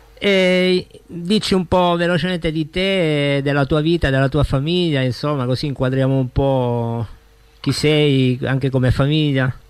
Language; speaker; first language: Italian; native; Italian